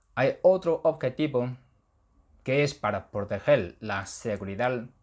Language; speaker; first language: Spanish; non-native, fluent; Chinese